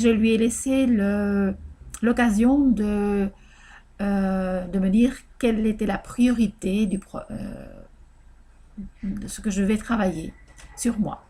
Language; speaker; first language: French; native; French